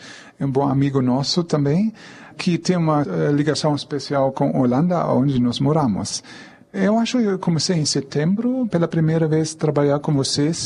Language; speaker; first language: Portuguese; non-native, fluent; German